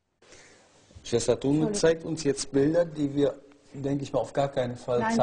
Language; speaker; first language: German; native; German